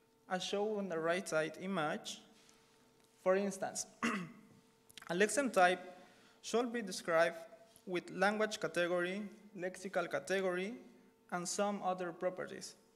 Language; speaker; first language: English; non-native, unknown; Spanish